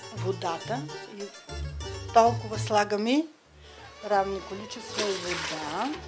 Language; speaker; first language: Bulgarian; native; Bulgarian